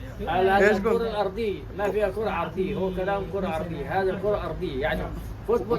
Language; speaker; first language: Arabic; non-native, learner; Chinese